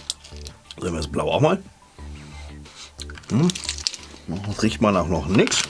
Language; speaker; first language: German; native; German